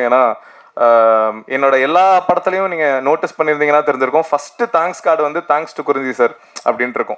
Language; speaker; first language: Tamil; native; Tamil